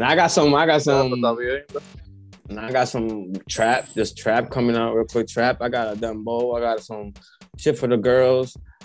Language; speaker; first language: English; early bilingual, other home language; Spanish